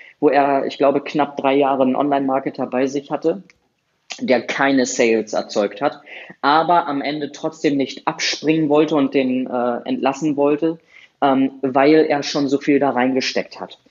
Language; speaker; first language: German; native; German